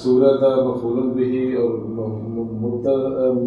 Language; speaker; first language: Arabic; non-native, learner; Urdu